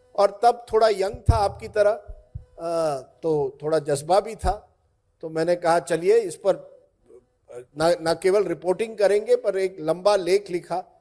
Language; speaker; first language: Hindi; non-native, local second language; Marathi